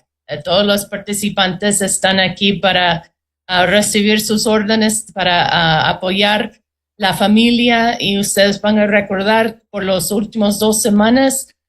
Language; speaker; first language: Spanish; non-native, fluent; English